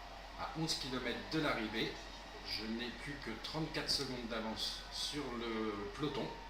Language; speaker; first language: French; native; French